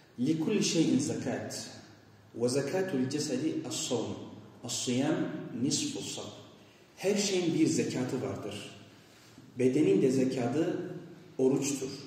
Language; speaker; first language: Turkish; non-native, fluent; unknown